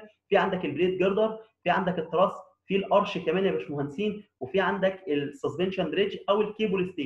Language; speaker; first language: Arabic; native; Arabic